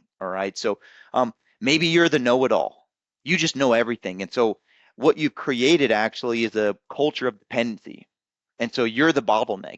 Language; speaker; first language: English; native; English